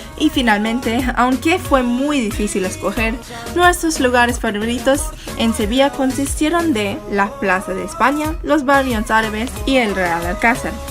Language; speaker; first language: Spanish; non-native, learner; English